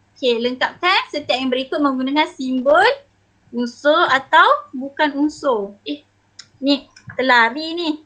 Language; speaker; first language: Malay; native; Malay